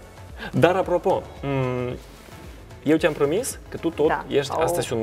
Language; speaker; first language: Romanian; non-native, local second language; Russian